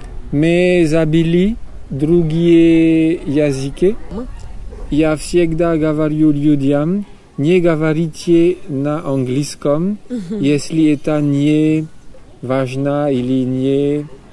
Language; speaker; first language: Russian; non-native, learner; French